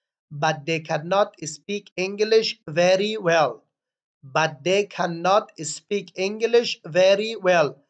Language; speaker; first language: English; non-native, fluent; Persian